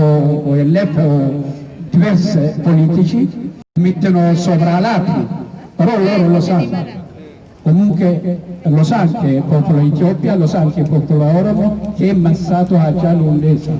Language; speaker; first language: Italian; non-native, learner; Oromo